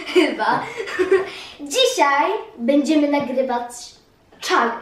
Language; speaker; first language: Polish; early bilingual, heritage; Polish